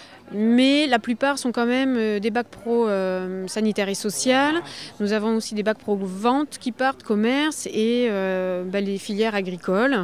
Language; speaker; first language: French; native; French